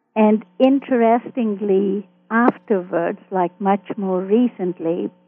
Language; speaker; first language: English; early bilingual, other home language; Hungarian